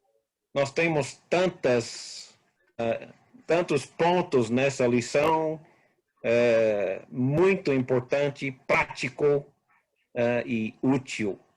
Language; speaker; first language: Portuguese; non-native, fluent; English